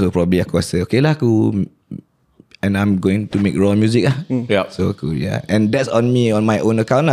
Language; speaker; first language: English; non-native, local second language; Malay